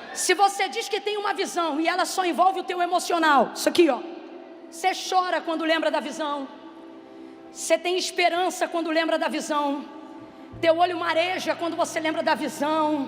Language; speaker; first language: Portuguese; native; Portuguese